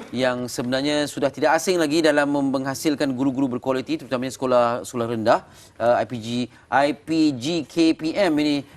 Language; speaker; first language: Malay; native; Malay